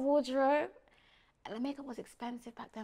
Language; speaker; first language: English; native; English